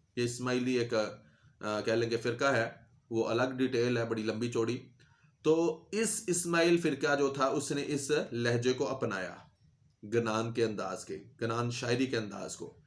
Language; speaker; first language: Urdu; non-native, local second language; Punjabi